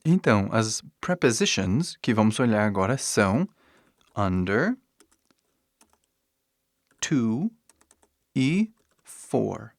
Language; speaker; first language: Portuguese; non-native, fluent; English